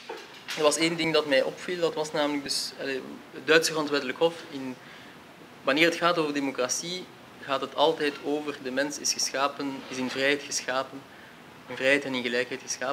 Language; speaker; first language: Dutch; native; Dutch